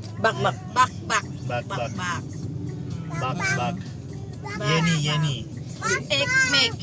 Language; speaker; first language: Turkish; non-native, learner; Indonesian